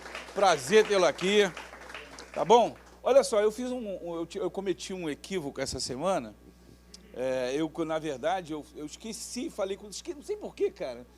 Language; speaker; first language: Portuguese; native; Portuguese